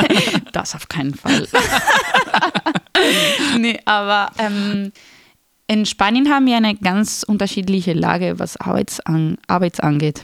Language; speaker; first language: German; non-native, fluent; Spanish